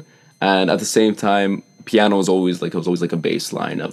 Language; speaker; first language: English; native; English